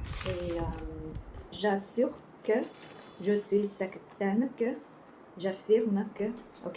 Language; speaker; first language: French; non-native, learner; Chinese